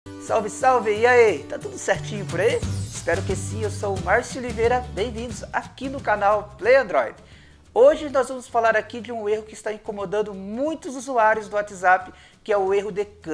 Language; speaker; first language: Portuguese; native; Portuguese